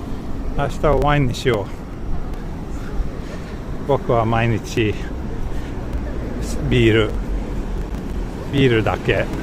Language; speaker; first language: Japanese; non-native, fluent; Swedish